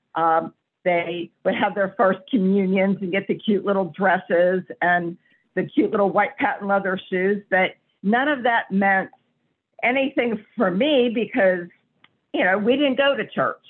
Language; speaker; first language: English; native; English